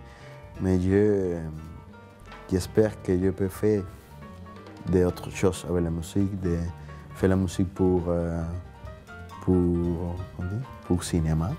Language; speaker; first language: French; non-native, learner; Spanish